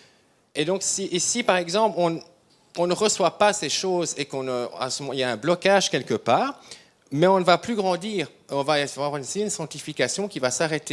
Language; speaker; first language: French; native; French